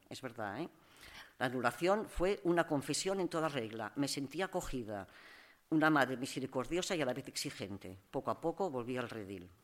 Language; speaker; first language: Spanish; non-native, local second language; Catalan